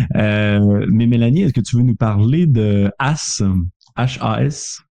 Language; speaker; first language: French; native; French